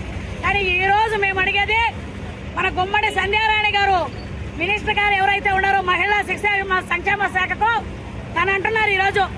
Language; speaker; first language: Telugu; native; Telugu